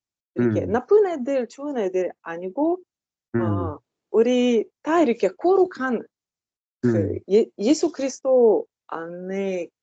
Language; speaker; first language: Korean; non-native, learner; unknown